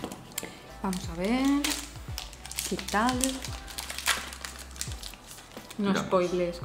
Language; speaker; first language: Spanish; native; Spanish